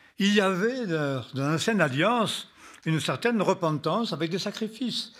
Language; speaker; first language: French; native; French